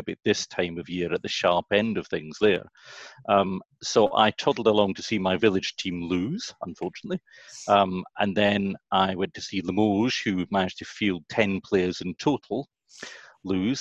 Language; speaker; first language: English; native; English